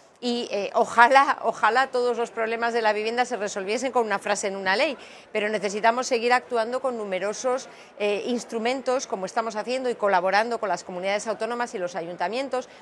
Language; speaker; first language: Spanish; native; Spanish